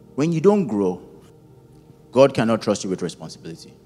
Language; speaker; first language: English; non-native, local second language; Yoruba